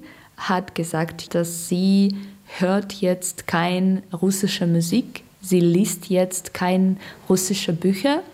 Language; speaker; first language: German; non-native, learner; Russian